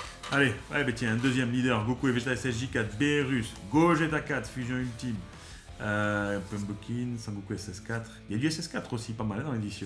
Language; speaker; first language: French; native; French